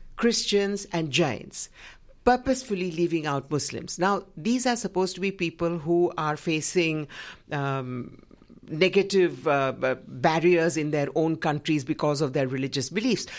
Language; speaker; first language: English; non-native, local second language; Gujarati